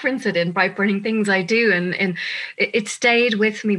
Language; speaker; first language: English; native; English